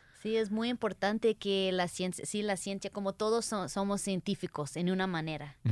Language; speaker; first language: Spanish; early bilingual, heritage; English